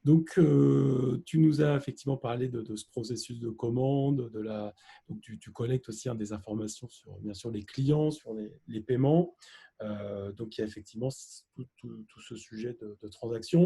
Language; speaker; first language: French; native; French